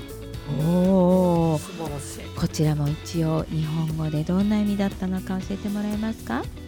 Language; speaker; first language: Japanese; native; Japanese